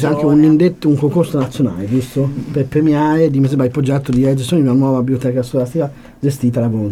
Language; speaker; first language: Italian; native; Italian